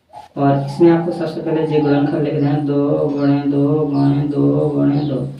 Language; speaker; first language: Hindi; native; Hindi